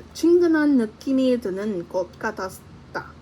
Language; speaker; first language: Korean; non-native, learner; English